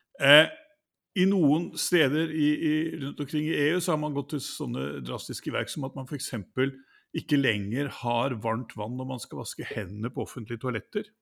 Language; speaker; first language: Norwegian; native; Norwegian